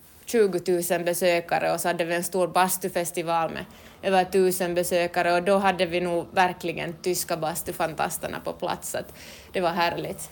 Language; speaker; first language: Swedish; native; Swedish